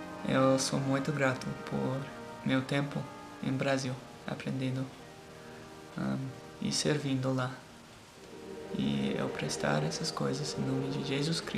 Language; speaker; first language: Portuguese; non-native, learner; English